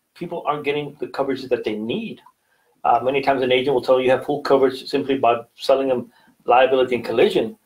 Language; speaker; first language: English; native; English